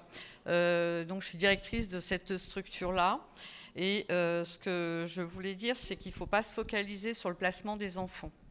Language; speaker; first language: French; native; French